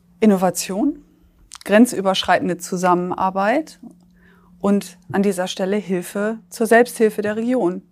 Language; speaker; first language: German; native; German